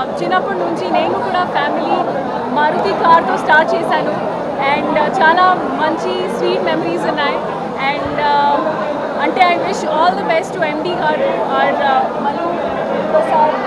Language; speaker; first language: Telugu; non-native, learner; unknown